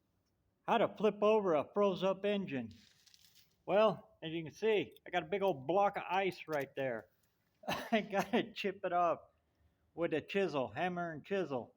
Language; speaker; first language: English; native; English